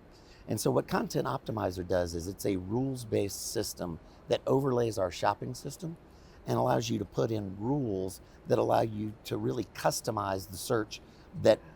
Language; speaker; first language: English; native; English